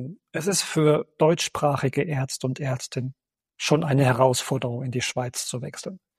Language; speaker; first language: German; native; German